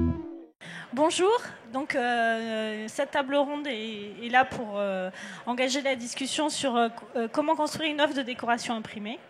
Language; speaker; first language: French; native; French